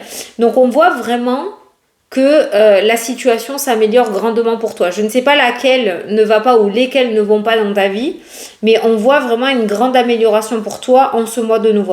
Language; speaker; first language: French; native; French